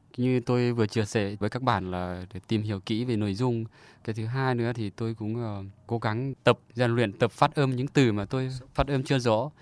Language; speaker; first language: Vietnamese; non-native, fluent; Lao